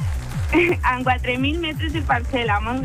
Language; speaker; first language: Catalan; non-native, local second language; Spanish